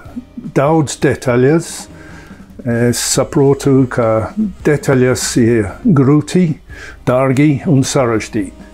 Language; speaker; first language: Latvian; non-native, learner; English